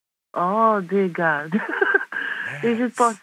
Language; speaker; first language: English; non-native, fluent; Croatian